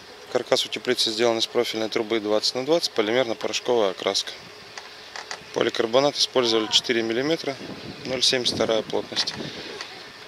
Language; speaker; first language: Russian; native; Russian